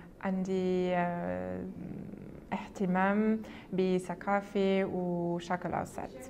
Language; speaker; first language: Arabic; non-native, learner; German